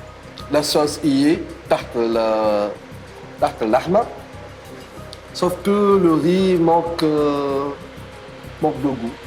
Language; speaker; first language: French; non-native, local second language; Arabic